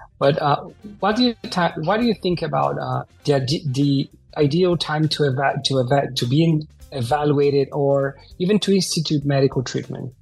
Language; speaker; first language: English; non-native, fluent; Portuguese